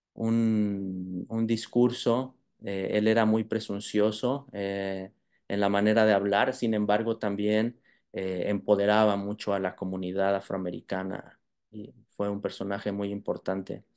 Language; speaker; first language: Spanish; native; Spanish